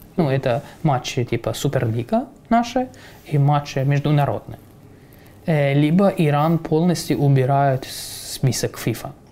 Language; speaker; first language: Russian; non-native, fluent; Persian